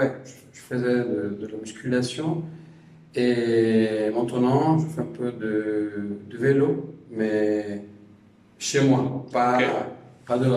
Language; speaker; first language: French; non-native, fluent; Spanish